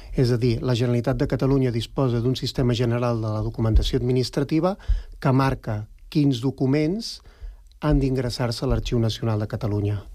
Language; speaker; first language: Catalan; native; Catalan